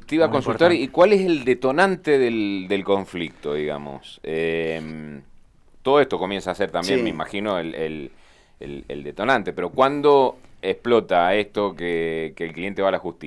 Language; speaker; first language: Spanish; native; Spanish